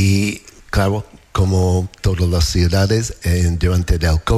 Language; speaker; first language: Spanish; non-native, learner; English